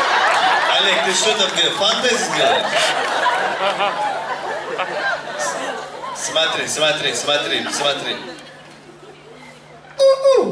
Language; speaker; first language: Russian; non-native, learner; Turkish